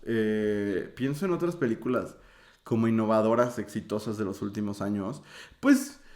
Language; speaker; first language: Spanish; native; Spanish